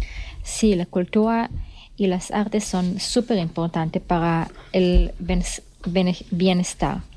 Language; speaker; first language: Spanish; non-native, learner; Hebrew